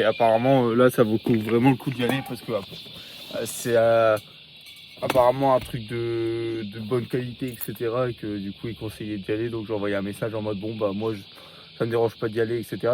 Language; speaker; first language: French; native; French